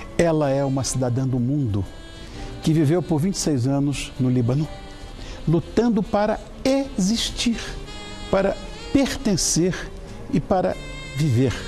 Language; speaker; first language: Portuguese; native; Portuguese